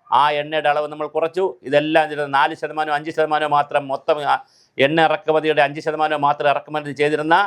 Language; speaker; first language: Malayalam; native; Malayalam